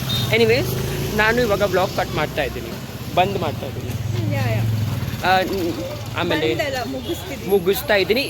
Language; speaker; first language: Kannada; non-native, learner; Marathi